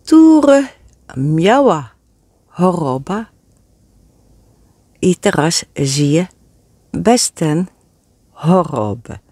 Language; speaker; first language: Polish; early bilingual, heritage; Polish